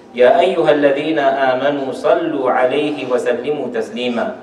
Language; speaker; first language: Arabic; non-native, fluent; English